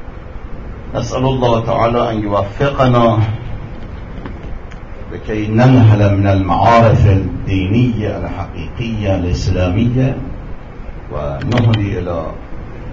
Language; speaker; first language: Arabic; non-native, fluent; Persian